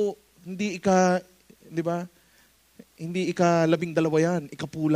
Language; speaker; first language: Filipino; native; Filipino